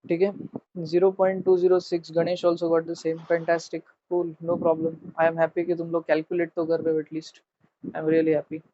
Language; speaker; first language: Hindi; non-native, local second language; Marathi